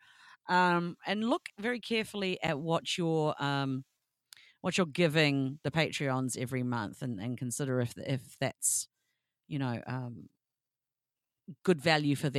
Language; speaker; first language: English; native; English